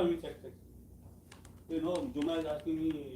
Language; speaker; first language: English; non-native, learner; Punjabi